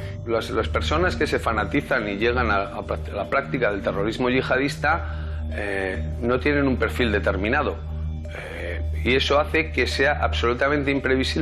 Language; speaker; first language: Spanish; native; Spanish